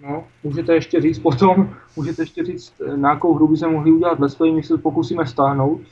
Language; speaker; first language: Czech; native; Czech